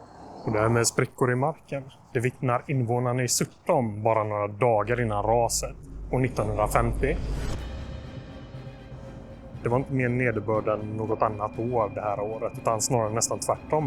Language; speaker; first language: Swedish; native; Swedish